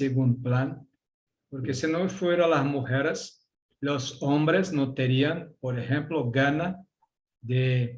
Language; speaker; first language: Spanish; non-native, learner; Portuguese